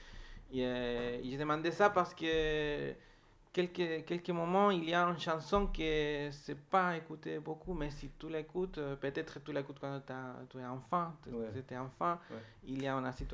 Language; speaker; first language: French; non-native, learner; Spanish